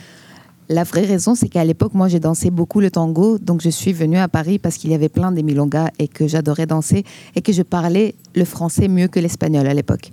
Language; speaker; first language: French; non-native, fluent; Greek